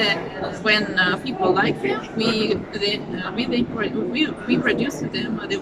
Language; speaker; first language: English; non-native, fluent; Russian